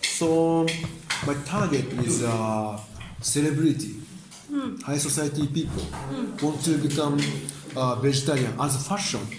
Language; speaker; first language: English; non-native, learner; Japanese